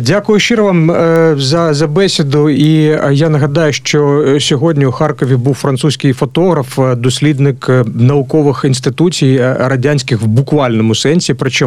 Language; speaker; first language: Ukrainian; native; Ukrainian